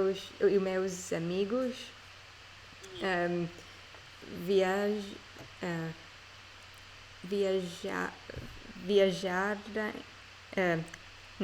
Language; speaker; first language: Portuguese; non-native, learner; English